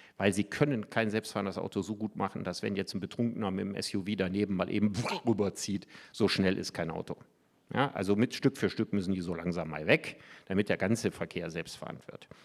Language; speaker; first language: German; native; German